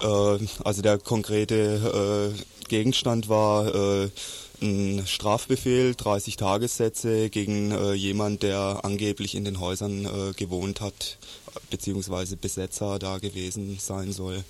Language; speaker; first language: German; native; German